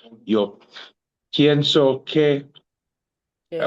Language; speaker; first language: Spanish; non-native, learner; English